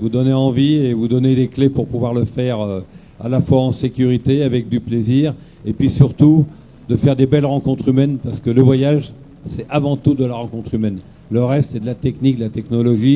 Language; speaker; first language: French; native; French